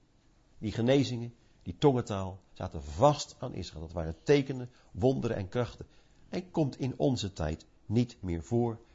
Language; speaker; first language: Dutch; native; Dutch